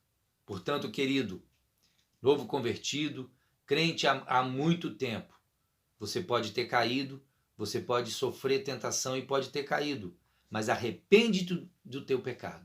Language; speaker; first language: Portuguese; native; Portuguese